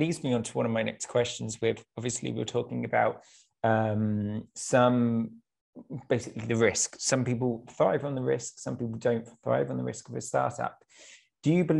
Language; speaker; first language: English; native; English